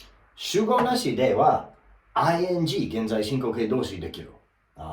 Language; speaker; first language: Japanese; non-native, learner; English